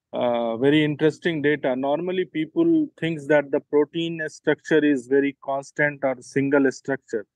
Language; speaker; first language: English; non-native, local second language; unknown